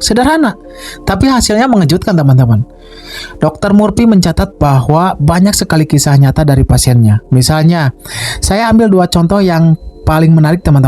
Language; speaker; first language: Indonesian; native; Indonesian